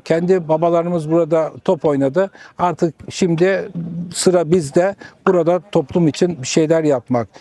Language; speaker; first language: Turkish; early bilingual, heritage; Turkish